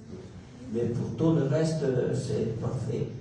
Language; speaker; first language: French; non-native, local second language; Italian